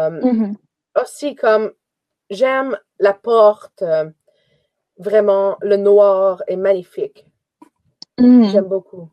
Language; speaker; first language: French; native; French